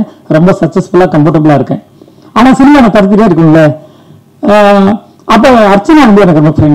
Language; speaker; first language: Tamil; native; Tamil